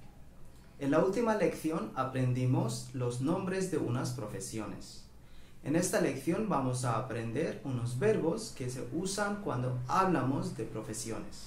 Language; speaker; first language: Spanish; non-native, fluent; Hindi